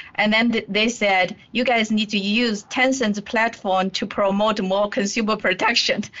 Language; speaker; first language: English; non-native, fluent; Chinese